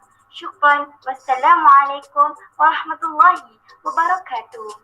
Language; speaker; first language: Arabic; non-native, learner; Malay